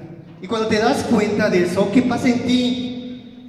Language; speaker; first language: Spanish; native; Spanish